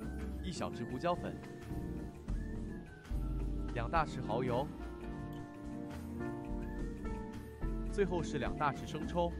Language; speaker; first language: Chinese; native; Chinese